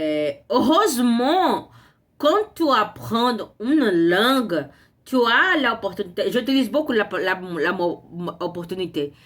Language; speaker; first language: French; non-native, learner; Portuguese